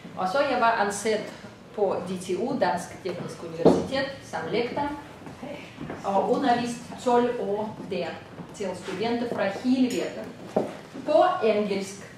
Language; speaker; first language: Danish; non-native, fluent; Russian